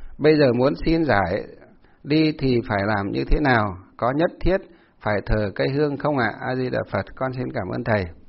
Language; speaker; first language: Vietnamese; non-native, local second language; Muong